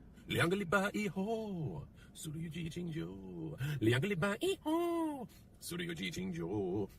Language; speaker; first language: Chinese; non-native, learner; English